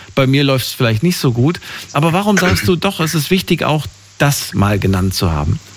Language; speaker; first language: German; native; German